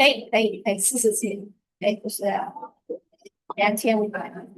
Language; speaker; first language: Chinese; early bilingual, heritage; Chinese